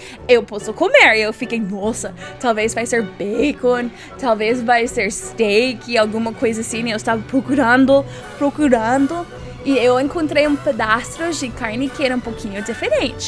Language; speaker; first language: Portuguese; non-native, learner; English